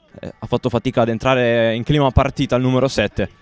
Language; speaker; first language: Italian; native; Italian